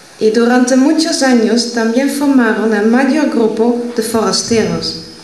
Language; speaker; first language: Spanish; non-native, fluent; Dutch